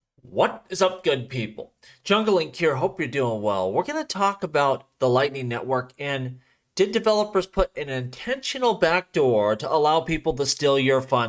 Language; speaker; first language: English; native; English